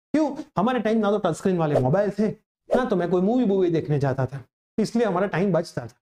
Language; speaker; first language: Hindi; non-native, local second language; Gujarati